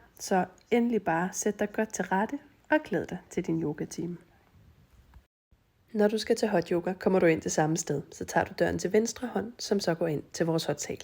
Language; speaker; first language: Danish; native; Danish